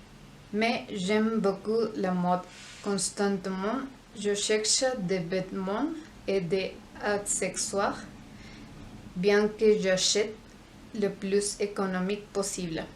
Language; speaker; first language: French; non-native, learner; Spanish